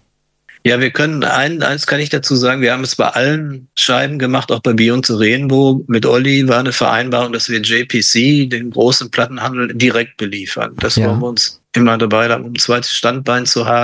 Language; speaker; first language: German; native; German